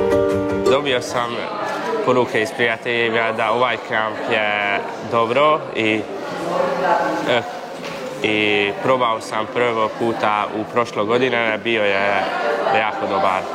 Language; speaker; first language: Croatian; non-native, local second language; Hungarian